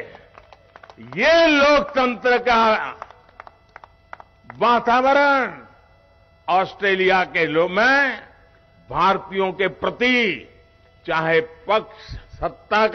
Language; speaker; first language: Hindi; non-native, local second language; Gujarati